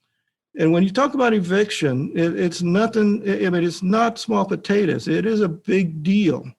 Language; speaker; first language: English; native; English